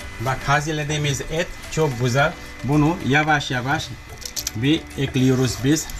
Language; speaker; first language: Turkish; non-native, learner; English